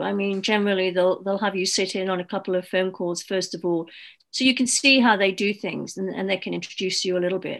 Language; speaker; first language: English; native; English